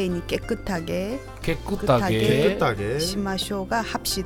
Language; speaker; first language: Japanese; non-native, fluent; Korean